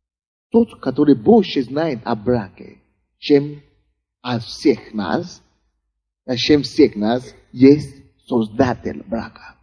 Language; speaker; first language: Russian; non-native, fluent; Yoruba